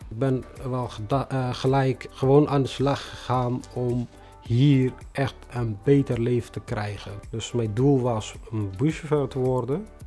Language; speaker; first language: Dutch; non-native, fluent; Tigrinya